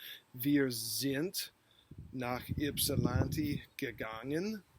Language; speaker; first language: German; non-native, fluent; English